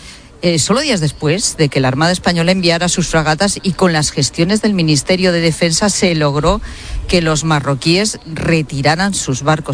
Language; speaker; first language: Spanish; native; Spanish